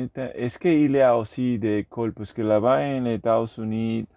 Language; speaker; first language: French; non-native, learner; Spanish